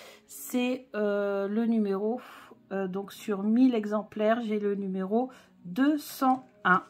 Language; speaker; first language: French; native; French